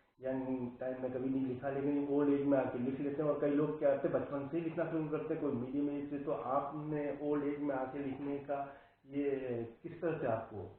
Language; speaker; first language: Hindi; native; Hindi